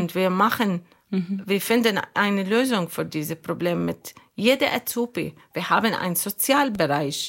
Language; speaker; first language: German; non-native, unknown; Arabic